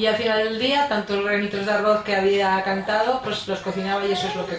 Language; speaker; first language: Spanish; native; Spanish